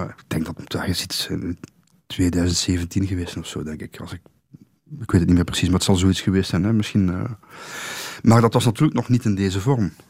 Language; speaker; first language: Dutch; native; Dutch